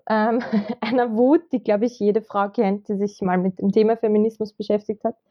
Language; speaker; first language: German; native; German